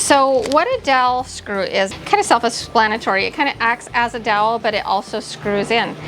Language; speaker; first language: English; native; English